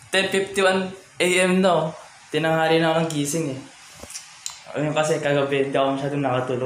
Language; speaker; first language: Filipino; native; Filipino